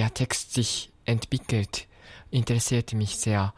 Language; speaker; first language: German; non-native, fluent; Japanese